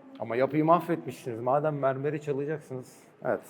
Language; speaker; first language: Turkish; native; Turkish